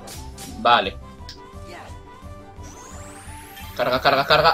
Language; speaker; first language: Spanish; native; Spanish